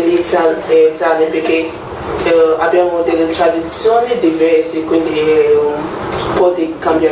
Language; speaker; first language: Italian; non-native, learner; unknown